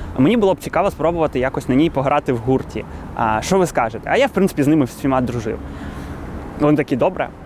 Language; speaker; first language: Ukrainian; non-native, local second language; Russian